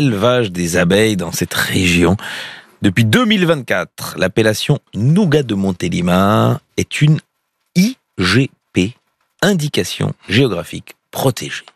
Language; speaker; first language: French; native; French